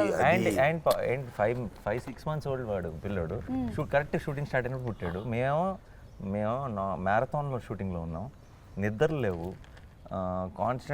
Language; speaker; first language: Telugu; native; Telugu